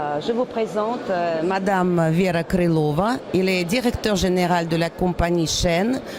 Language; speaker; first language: French; non-native, fluent; Russian